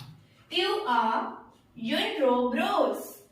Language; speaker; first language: French; non-native, fluent; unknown